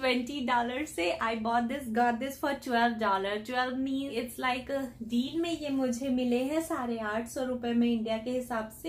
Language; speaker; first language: Hindi; native; Hindi